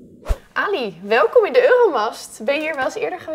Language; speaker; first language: Dutch; native; Dutch